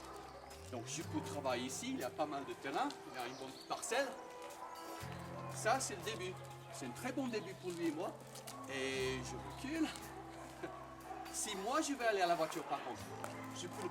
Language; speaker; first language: French; non-native, fluent; English